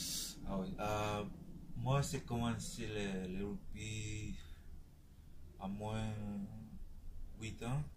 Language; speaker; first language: French; non-native, learner; Tongan